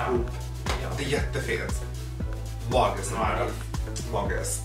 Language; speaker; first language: Swedish; non-native, fluent; English